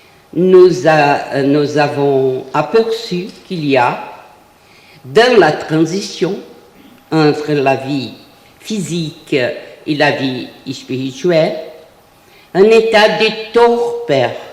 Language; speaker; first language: French; non-native, fluent; Portuguese